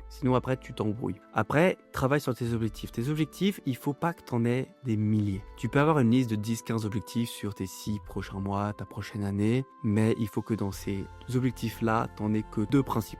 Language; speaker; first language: French; native; French